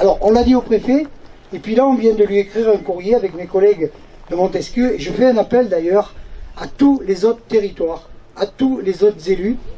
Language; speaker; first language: French; native; French